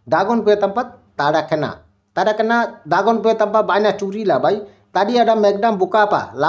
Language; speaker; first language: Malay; non-native, local second language; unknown